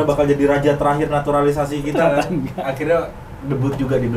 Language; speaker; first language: Indonesian; native; Indonesian